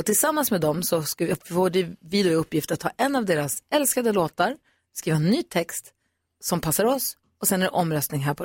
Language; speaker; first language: Swedish; native; Swedish